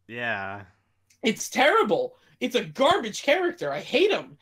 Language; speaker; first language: English; native; English